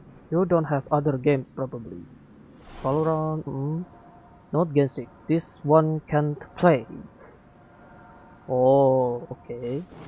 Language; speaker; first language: English; non-native, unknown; Indonesian